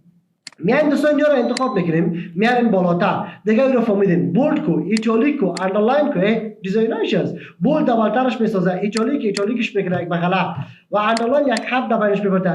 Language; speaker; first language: Persian; native; Persian